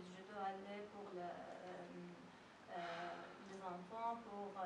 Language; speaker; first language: French; non-native, learner; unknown